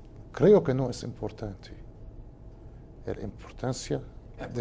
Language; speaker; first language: Portuguese; non-native, fluent; Spanish